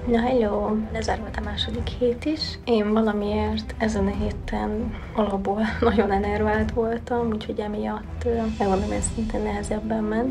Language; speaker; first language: Hungarian; native; Hungarian